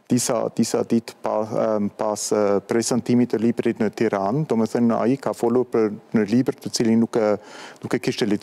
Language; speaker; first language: Albanian; non-native, fluent; German